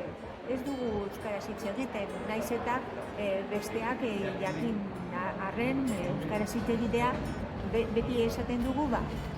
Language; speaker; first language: Basque; non-native, fluent; Spanish